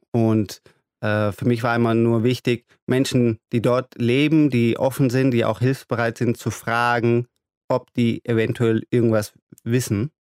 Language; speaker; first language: German; native; German